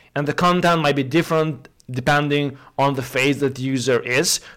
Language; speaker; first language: English; non-native, fluent; Albanian